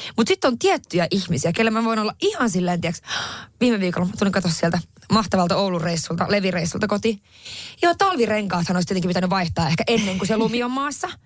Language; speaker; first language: Finnish; native; Finnish